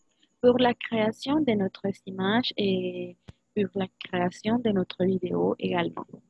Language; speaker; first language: French; non-native, learner; Spanish